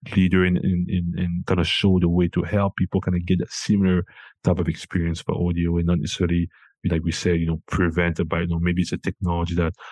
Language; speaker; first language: English; non-native, local second language; French